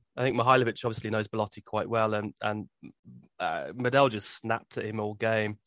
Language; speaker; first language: English; native; English